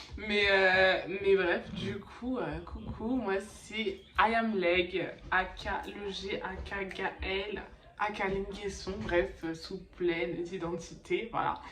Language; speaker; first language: French; early bilingual, other home language; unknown